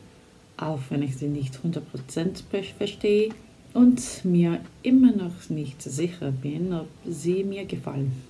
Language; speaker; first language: German; non-native, fluent; Korean